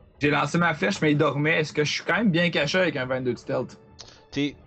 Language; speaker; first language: French; native; French